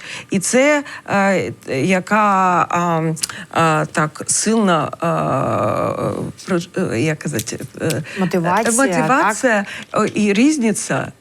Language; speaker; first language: Ukrainian; non-native, learner; English